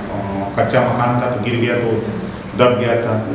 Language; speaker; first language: Hindi; native; Hindi